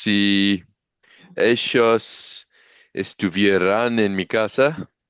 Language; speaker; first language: Spanish; non-native, learner; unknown